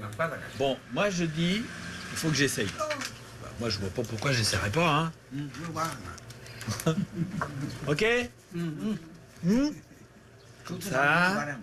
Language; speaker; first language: French; native; French